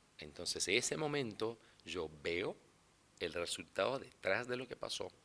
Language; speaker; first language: Spanish; non-native, fluent; Portuguese